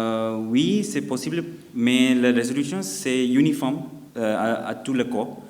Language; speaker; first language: French; non-native, fluent; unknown